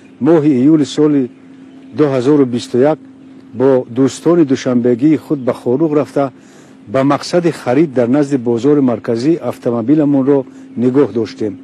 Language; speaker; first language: Tajik; non-native, local second language; Shughni